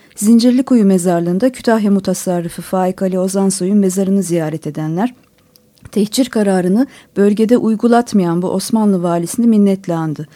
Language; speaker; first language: Turkish; native; Turkish